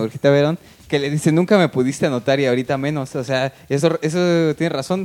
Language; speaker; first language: Spanish; native; Spanish